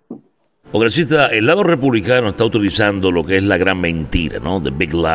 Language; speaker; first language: Spanish; native; Spanish